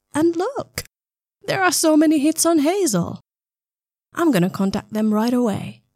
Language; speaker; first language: English; non-native, fluent; Finnish